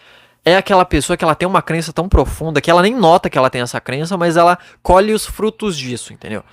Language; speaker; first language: Portuguese; native; Portuguese